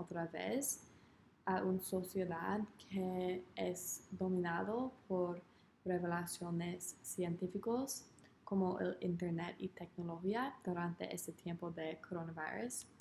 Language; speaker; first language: Spanish; non-native, learner; English